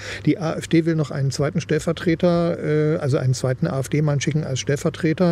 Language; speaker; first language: German; native; German